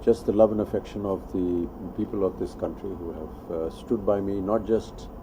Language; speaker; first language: English; non-native, local second language; Hindi